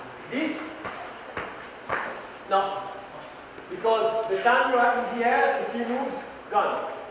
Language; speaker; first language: English; non-native, fluent; French